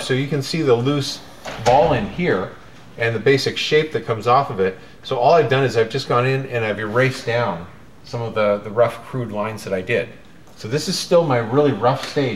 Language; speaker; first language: English; native; English